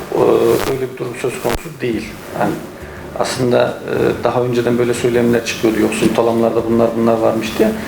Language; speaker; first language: Turkish; native; Turkish